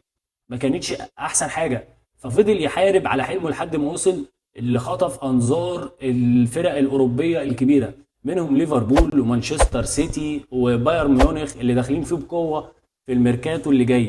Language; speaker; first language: Arabic; native; Arabic